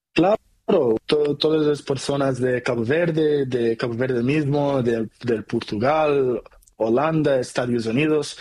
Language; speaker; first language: Spanish; non-native, learner; Portuguese